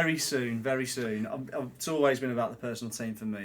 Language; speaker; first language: English; native; English